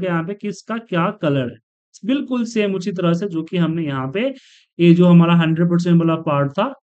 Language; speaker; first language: Hindi; native; Hindi